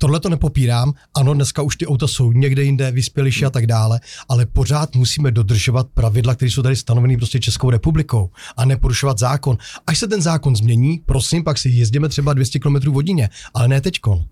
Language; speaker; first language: Czech; native; Czech